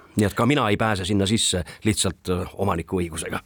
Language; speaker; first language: Estonian; native; Estonian